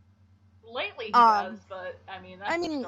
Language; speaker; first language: English; native; English